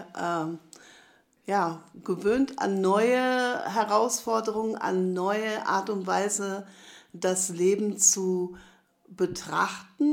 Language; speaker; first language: German; native; German